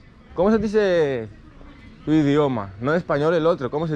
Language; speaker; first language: Spanish; non-native, learner; Greek